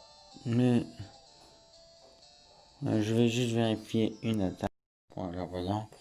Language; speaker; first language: French; native; French